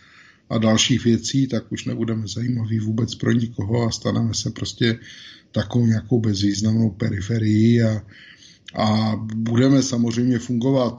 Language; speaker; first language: Czech; native; Czech